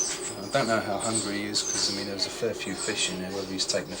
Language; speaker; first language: English; native; English